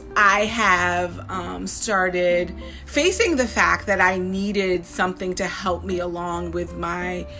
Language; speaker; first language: English; native; English